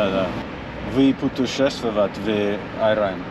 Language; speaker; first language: Russian; non-native, learner; English